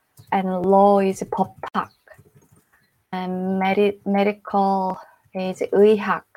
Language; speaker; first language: English; non-native, fluent; Korean